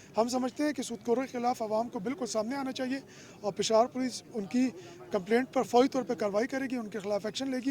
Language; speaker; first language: Urdu; non-native, local second language; Pashto